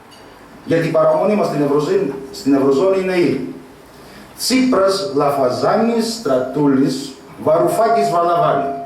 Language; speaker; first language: Greek; native; Greek